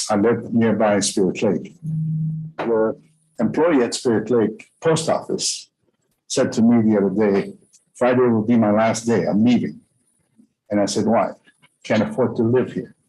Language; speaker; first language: English; non-native, fluent; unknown